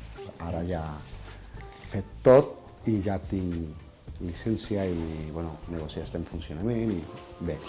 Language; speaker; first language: Catalan; non-native, fluent; Bangla